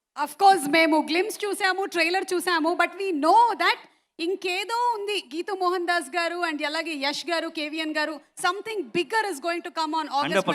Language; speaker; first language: Telugu; native; Telugu